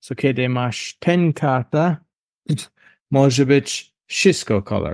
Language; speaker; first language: Polish; non-native, learner; English